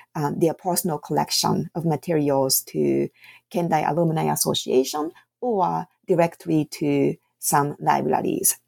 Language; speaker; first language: English; non-native, fluent; Japanese